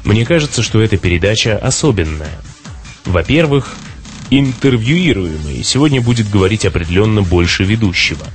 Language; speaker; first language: Russian; native; Russian